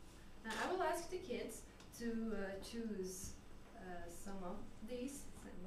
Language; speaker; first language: English; non-native, learner; French